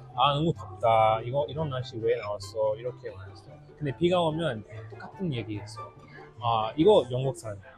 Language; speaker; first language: Korean; non-native, fluent; English